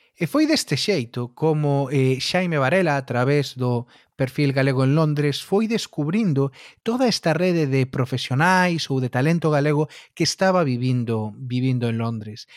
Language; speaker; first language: Galician; native; Galician